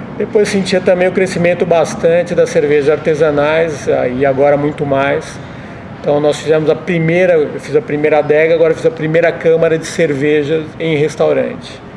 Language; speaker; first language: Portuguese; native; Portuguese